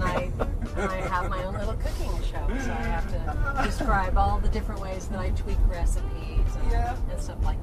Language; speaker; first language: English; native; English